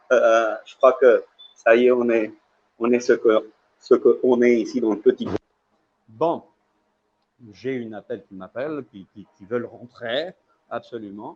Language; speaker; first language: French; early bilingual, heritage; French